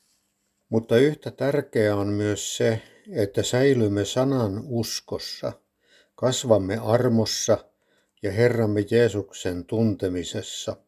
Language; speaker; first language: Finnish; native; Finnish